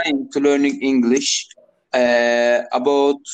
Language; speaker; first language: English; non-native, learner; Turkish